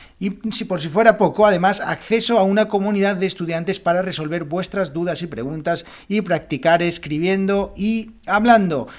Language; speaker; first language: Spanish; native; Spanish